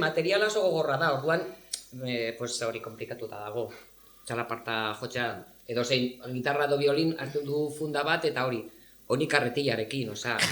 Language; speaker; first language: Basque; non-native, local second language; Spanish